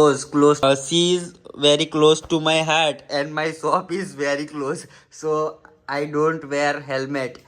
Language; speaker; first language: English; non-native, learner; Gujarati